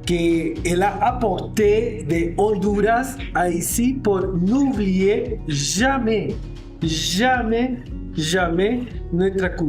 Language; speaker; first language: French; non-native, learner; Spanish